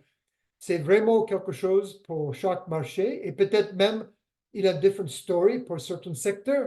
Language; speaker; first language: French; non-native, fluent; English